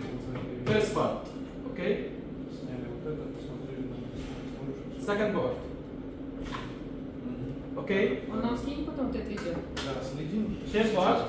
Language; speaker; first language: English; non-native, learner; Arabic